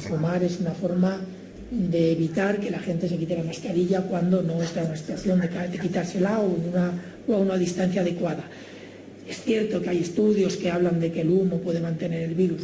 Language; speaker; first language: Spanish; native; Spanish